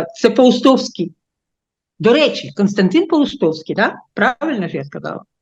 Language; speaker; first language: Ukrainian; non-native, local second language; Russian